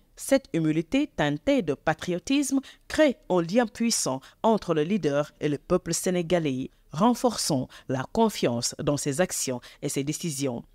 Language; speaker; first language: French; non-native, local second language; Wolof